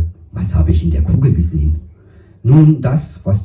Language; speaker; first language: German; native; German